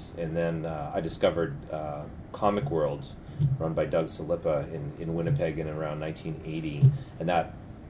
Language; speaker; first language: English; native; English